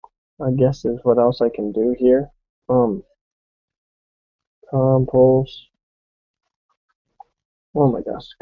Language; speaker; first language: English; native; English